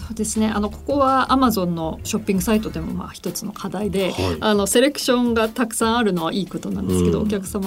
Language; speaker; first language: Japanese; native; Japanese